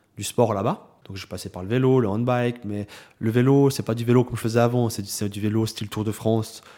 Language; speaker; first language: French; native; French